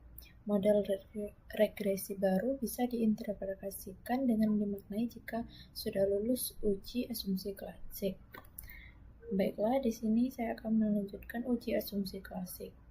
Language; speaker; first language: Indonesian; native; Indonesian